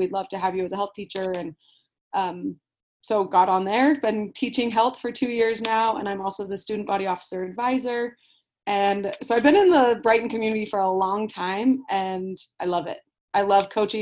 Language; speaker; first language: English; native; English